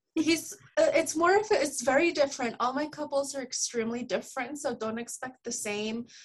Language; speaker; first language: English; early bilingual, other home language; Spanish